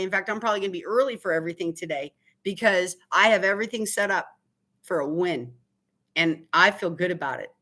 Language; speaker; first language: English; native; English